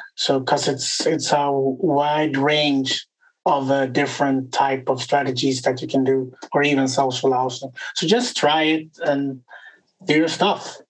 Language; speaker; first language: English; non-native, fluent; Swedish